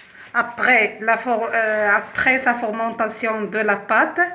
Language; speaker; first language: French; non-native, local second language; Arabic